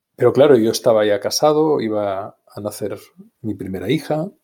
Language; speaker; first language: Spanish; native; Spanish